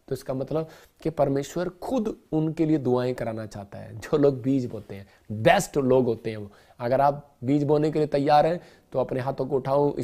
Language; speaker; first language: Hindi; non-native, local second language; Punjabi